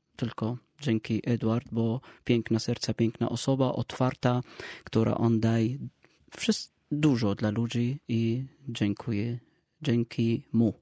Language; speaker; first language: Polish; non-native, learner; Arabic